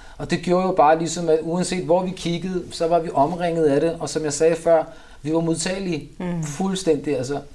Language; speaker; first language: Danish; early bilingual, other home language; Urdu